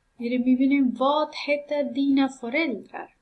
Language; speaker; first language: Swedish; non-native, fluent; Persian